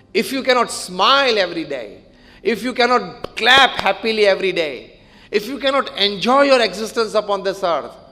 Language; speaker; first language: English; non-native, local second language; Gujarati